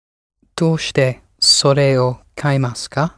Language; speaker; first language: Japanese; non-native, learner; English